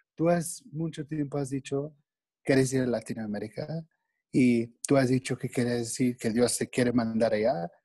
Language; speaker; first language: Spanish; non-native, fluent; English